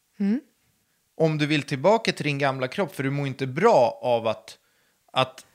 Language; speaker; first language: Swedish; native; Swedish